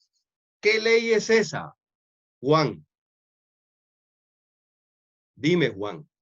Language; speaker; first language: Spanish; native; Spanish